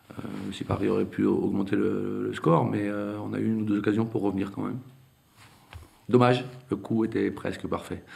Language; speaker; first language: French; native; French